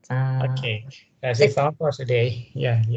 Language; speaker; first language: English; non-native, learner; Thai